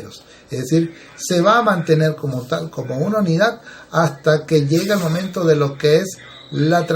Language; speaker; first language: Spanish; native; Spanish